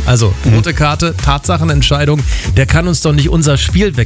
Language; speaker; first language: German; native; German